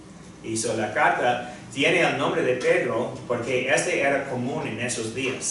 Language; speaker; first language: Spanish; non-native, fluent; English